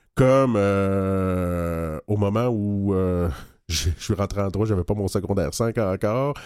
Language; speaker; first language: French; native; French